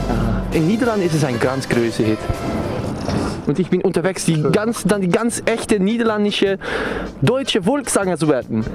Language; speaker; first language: German; non-native, learner; Dutch